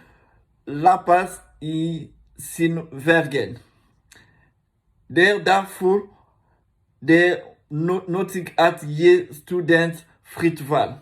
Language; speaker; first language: Swedish; non-native, learner; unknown